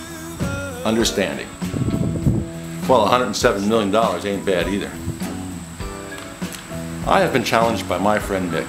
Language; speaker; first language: English; native; English